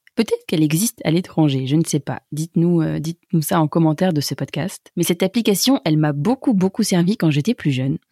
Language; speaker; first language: French; native; French